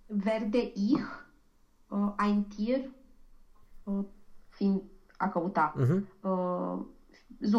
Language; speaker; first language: German; non-native, learner; Romanian